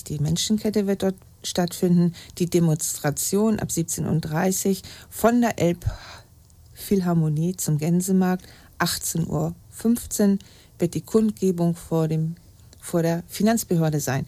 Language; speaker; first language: German; native; German